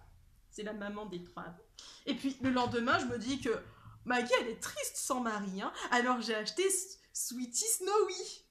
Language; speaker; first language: French; native; French